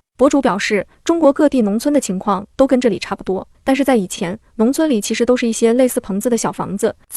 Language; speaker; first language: Chinese; native; Chinese